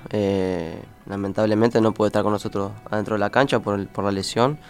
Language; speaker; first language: Spanish; native; Spanish